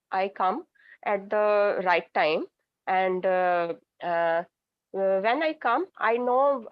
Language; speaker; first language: English; non-native, learner; Hindi